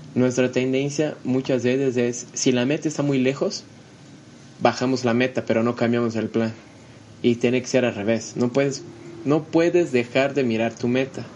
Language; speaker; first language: Spanish; non-native, fluent; Portuguese